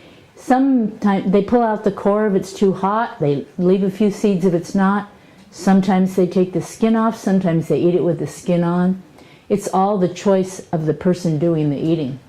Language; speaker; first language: English; native; English